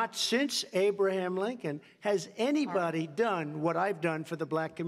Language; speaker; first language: English; native; English